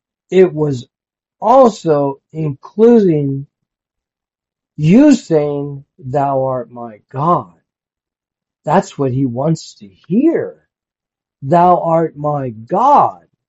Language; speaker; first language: English; native; English